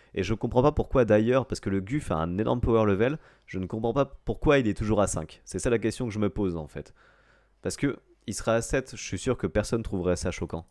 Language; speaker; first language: French; native; French